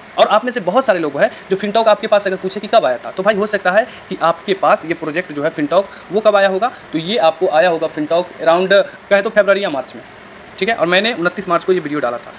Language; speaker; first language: Hindi; native; Hindi